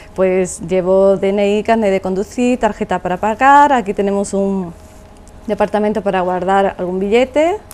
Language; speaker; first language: Spanish; native; Spanish